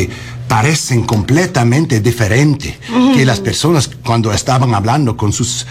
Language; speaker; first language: Spanish; non-native, learner; English